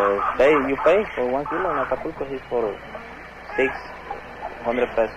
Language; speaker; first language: English; non-native, learner; Spanish